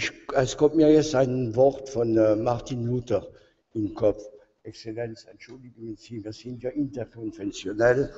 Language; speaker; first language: German; non-native, fluent; French